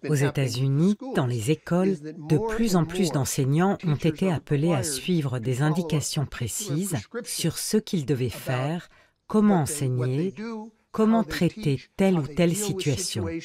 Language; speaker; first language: French; native; French